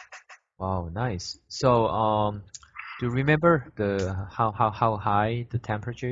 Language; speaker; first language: English; non-native, fluent; Korean